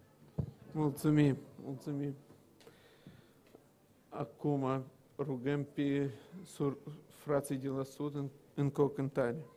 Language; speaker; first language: Romanian; non-native, local second language; Russian